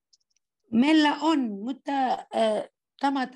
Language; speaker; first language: Finnish; non-native, learner; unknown